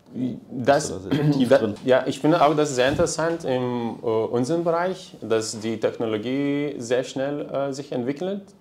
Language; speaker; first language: German; non-native, fluent; Lithuanian